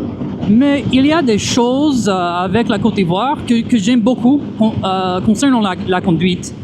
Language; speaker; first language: French; non-native, fluent; English